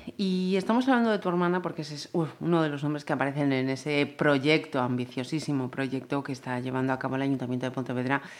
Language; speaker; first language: Spanish; native; Spanish